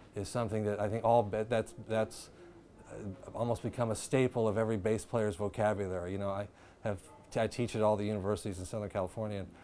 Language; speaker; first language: English; native; English